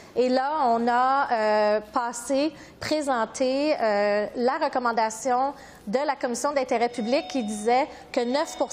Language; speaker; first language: French; native; French